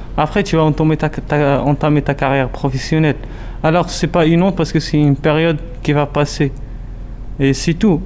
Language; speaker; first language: French; non-native, local second language; Arabic